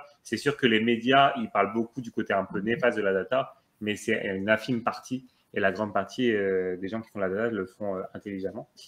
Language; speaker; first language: French; native; French